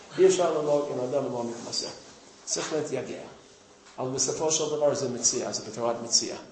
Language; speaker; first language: Hebrew; non-native, fluent; English